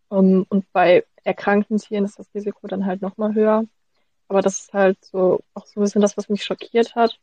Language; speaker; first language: German; native; German